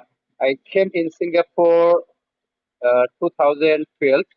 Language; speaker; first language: English; non-native, learner; Bangla